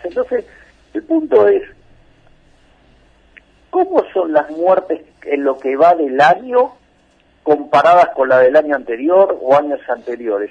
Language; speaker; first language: Spanish; native; Spanish